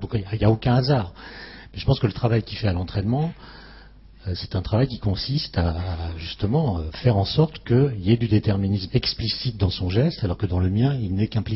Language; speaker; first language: French; native; French